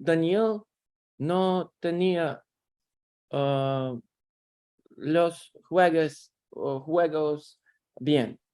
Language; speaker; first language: Spanish; non-native, learner; Russian